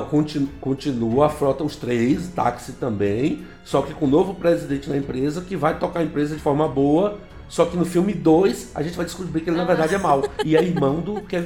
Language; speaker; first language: Portuguese; native; Portuguese